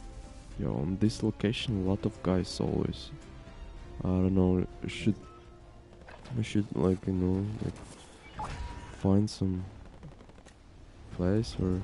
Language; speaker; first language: English; non-native, learner; Ukrainian